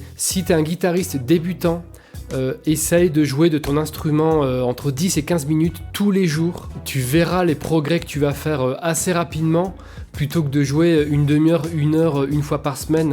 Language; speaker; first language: French; native; French